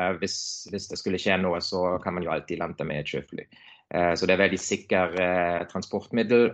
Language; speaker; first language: Norwegian; non-native, fluent; German